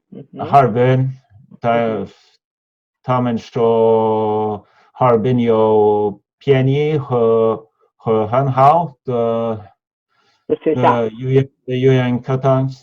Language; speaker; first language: Chinese; non-native, learner; Norwegian